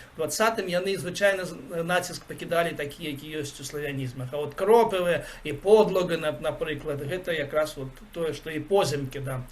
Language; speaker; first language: Belarusian; native; Belarusian